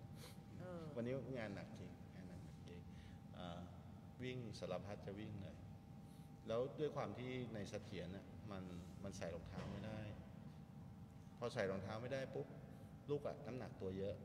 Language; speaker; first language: Thai; native; Thai